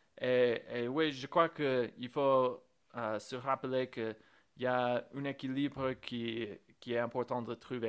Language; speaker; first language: French; non-native, fluent; English